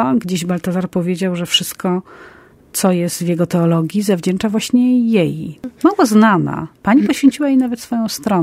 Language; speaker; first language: Polish; native; Polish